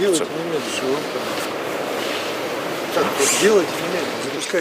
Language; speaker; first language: Russian; native; Russian